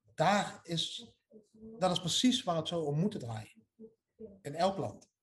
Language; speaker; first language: Dutch; native; Dutch